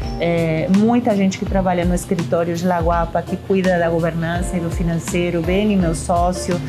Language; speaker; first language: Portuguese; non-native, fluent; Spanish